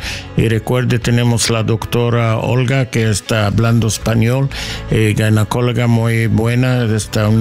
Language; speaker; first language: Spanish; non-native, learner; English